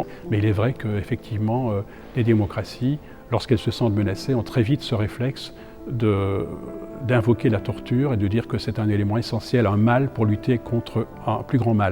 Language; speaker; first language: French; native; French